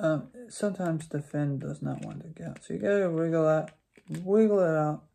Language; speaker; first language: English; native; English